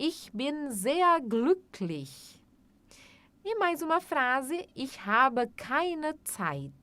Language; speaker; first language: German; non-native, fluent; Portuguese